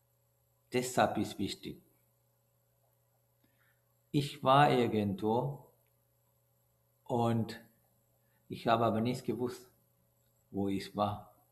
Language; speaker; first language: German; non-native, learner; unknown